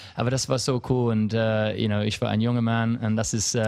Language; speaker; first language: German; non-native, learner; English